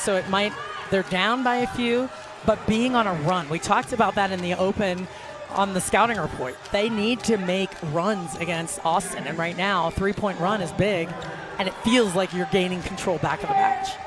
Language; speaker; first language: English; native; English